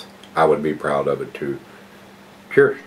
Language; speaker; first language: English; native; English